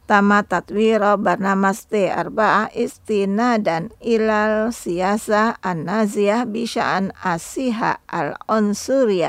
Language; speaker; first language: Arabic; non-native, fluent; Indonesian